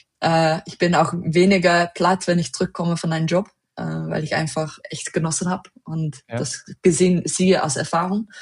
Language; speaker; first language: German; non-native, fluent; Dutch